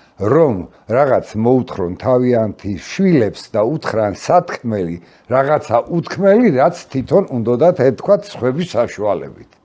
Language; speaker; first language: Georgian; native; Georgian